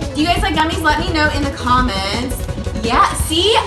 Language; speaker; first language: English; native; English